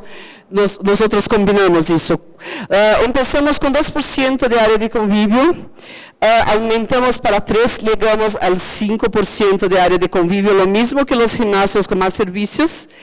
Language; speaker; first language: Spanish; non-native, fluent; Portuguese